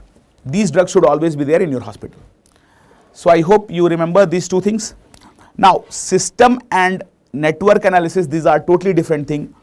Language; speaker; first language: English; non-native, local second language; Hindi